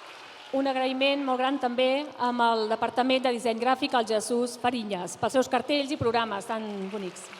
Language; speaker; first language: Catalan; native; Catalan